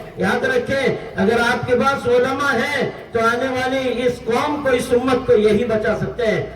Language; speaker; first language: Urdu; native; Urdu